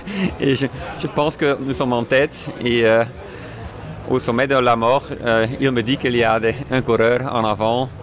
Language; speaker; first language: French; non-native, fluent; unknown